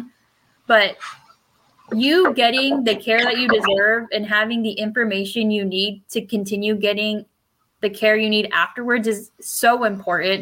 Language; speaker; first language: English; early bilingual, other home language; Spanish